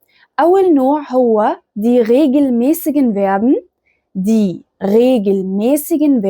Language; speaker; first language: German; non-native, fluent; Arabic